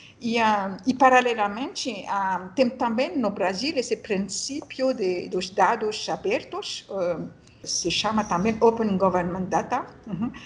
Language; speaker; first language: Portuguese; non-native, learner; French